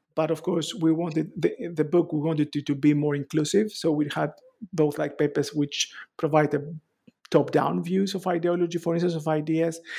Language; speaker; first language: English; non-native, fluent; Greek